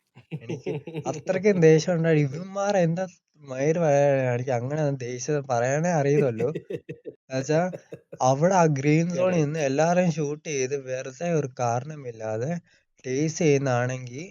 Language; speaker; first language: Malayalam; early bilingual, heritage; Malayalam